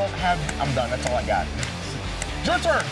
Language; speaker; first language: English; native; English